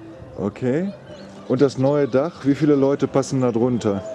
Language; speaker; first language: German; native; German